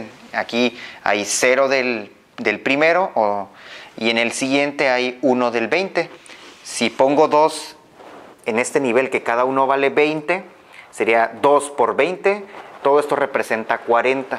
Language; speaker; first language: Spanish; native; Spanish